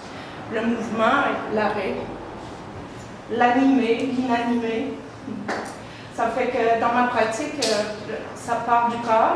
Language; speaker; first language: French; native; French